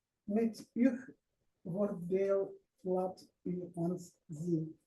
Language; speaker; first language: Dutch; non-native, learner; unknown